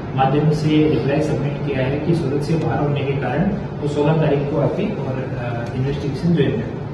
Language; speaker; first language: Hindi; non-native, local second language; Gujarati